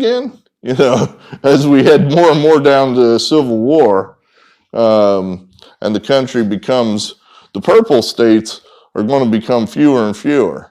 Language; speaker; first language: English; native; English